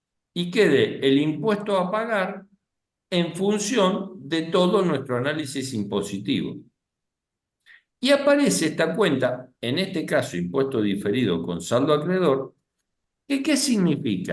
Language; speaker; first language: Spanish; native; Spanish